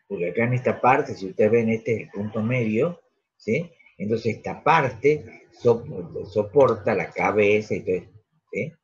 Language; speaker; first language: Spanish; native; Spanish